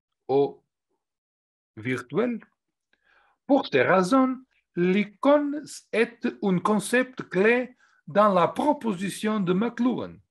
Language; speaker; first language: French; non-native, fluent; Portuguese